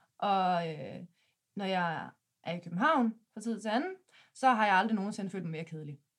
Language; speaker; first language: Danish; native; Danish